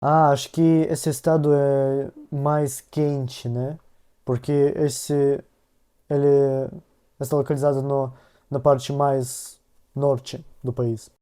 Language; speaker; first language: Portuguese; non-native, learner; Russian